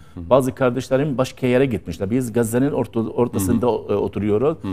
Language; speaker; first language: Turkish; non-native, learner; Arabic